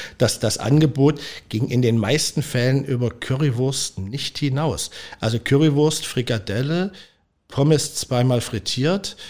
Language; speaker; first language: German; native; German